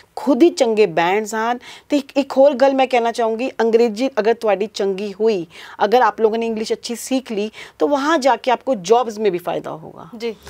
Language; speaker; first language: Hindi; non-native, local second language; Punjabi